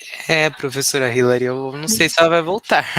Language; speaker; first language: Portuguese; native; Portuguese